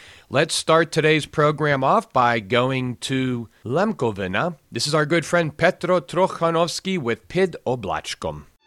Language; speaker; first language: English; native; English